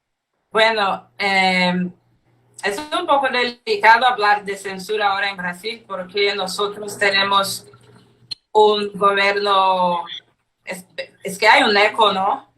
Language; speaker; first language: Spanish; non-native, fluent; Portuguese